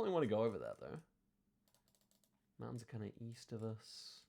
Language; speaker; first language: English; native; English